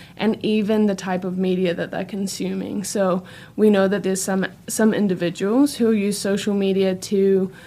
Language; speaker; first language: English; native; English